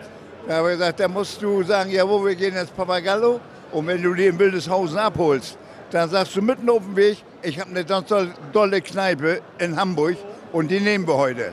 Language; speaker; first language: German; native; German